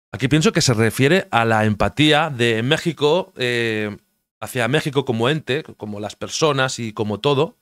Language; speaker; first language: Spanish; native; Spanish